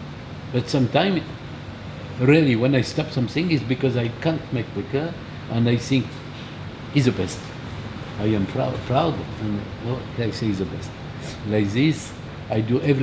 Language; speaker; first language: English; non-native, learner; French